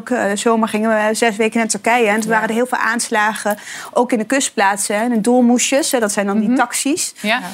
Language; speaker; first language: Dutch; early bilingual, other home language; Turkish